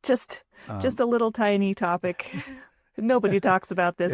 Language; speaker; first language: English; native; English